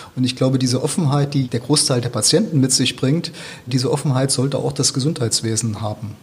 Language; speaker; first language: German; native; German